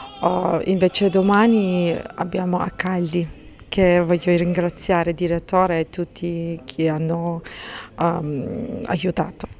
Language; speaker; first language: Italian; non-native, fluent; Georgian